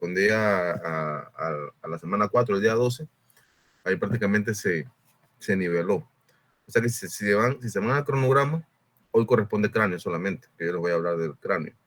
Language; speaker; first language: Spanish; native; Spanish